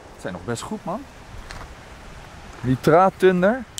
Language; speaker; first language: Dutch; native; Dutch